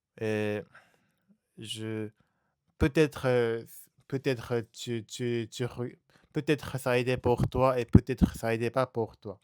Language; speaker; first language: French; non-native, learner; Japanese